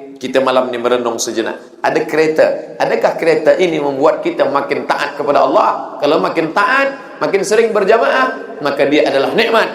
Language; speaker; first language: Malay; native; Malay